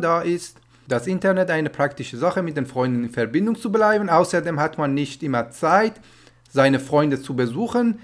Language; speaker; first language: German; non-native, fluent; Persian